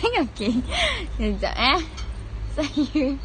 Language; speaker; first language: Malay; native; Malay